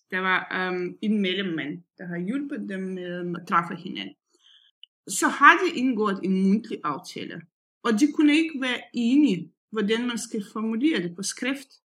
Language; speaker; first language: Danish; non-native, fluent; Russian